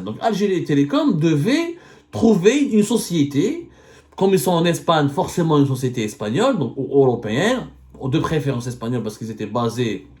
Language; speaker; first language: French; non-native, local second language; Arabic